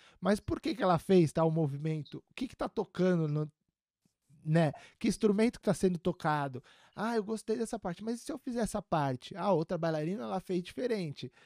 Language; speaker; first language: Portuguese; native; Portuguese